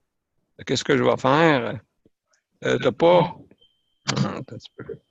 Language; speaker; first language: French; native; French